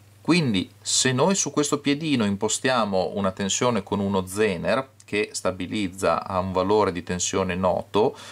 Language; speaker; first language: Italian; native; Italian